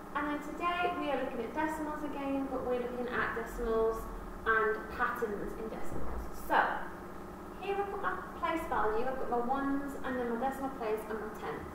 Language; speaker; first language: English; native; English